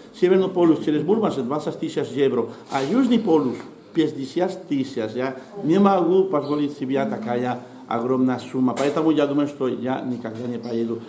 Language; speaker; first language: Russian; non-native, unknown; Spanish